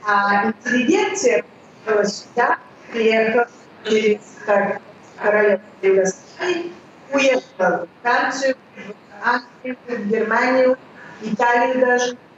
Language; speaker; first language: Russian; early bilingual, heritage; Russian